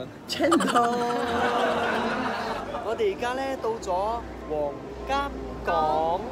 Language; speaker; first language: Cantonese; non-native, learner; Chinese